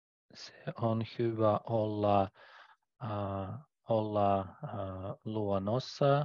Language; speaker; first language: Finnish; non-native, learner; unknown